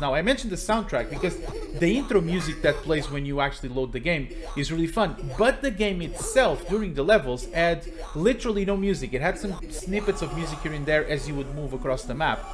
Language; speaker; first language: English; non-native, fluent; Portuguese